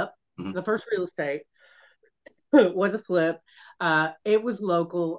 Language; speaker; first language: English; native; English